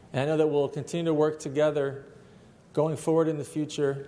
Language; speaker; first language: English; native; English